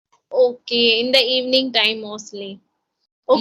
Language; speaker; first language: English; non-native, local second language; Hindi